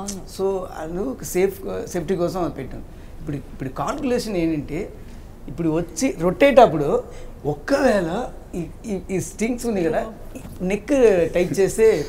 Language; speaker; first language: Telugu; non-native, learner; Tamil